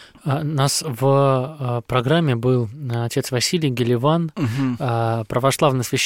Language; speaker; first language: Russian; native; Russian